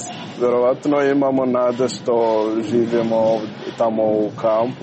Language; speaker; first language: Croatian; non-native, learner; Rundi